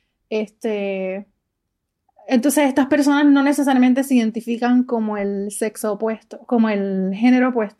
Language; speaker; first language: Spanish; early bilingual, heritage; Spanish